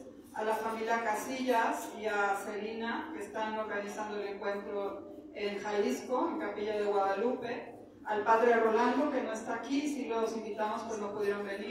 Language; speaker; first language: Spanish; native; Spanish